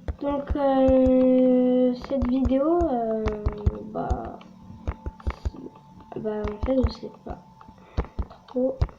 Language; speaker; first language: French; native; French